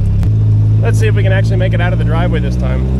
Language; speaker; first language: English; native; English